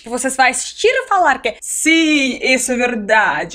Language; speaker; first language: Portuguese; non-native, learner; Russian